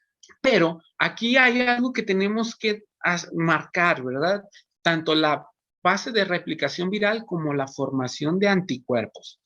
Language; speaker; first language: Spanish; native; Spanish